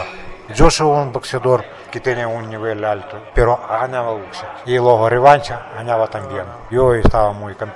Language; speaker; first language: Spanish; non-native, learner; Russian